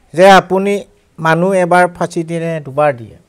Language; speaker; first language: Assamese; non-native, local second language; Mising